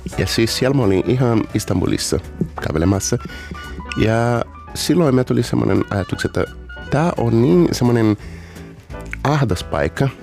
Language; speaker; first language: Finnish; non-native, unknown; Portuguese